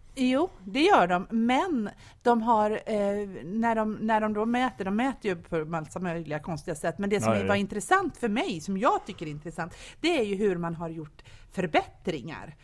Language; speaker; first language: Swedish; native; Swedish